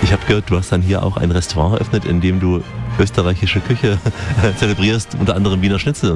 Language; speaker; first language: German; native; German